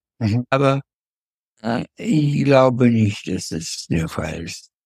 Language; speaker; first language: German; non-native, fluent; Russian